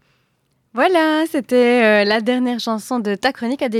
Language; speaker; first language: French; native; French